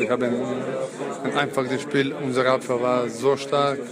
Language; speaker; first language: German; non-native, learner; Croatian